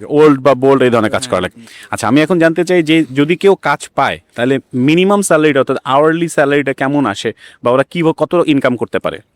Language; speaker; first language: Bangla; native; Bangla